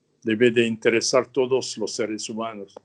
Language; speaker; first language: Spanish; non-native, fluent; French